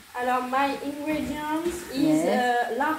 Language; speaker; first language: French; native; French